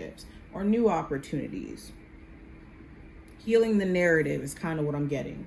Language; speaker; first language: English; native; English